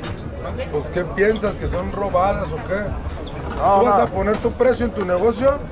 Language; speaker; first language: Spanish; native; Spanish